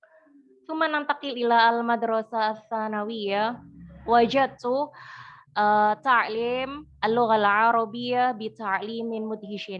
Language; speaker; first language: Arabic; non-native, fluent; Indonesian